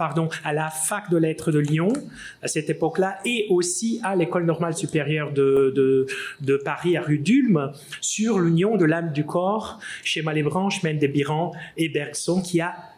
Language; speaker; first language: French; non-native, fluent; Portuguese